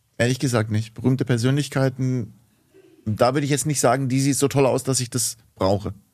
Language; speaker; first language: German; early bilingual, other home language; Greek